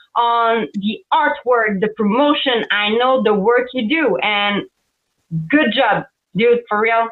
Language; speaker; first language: English; non-native, fluent; French